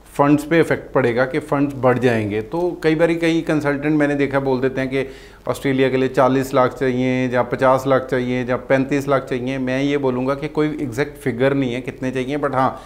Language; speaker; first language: Hindi; non-native, local second language; Punjabi